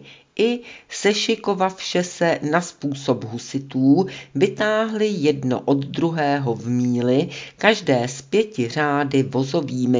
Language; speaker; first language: Czech; native; Czech